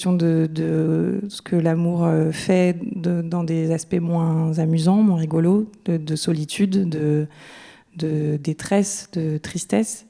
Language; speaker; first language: French; native; French